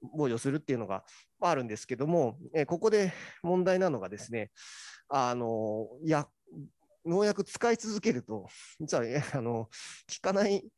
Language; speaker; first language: Japanese; native; Japanese